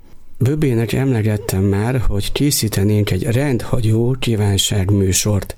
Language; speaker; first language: Hungarian; native; Hungarian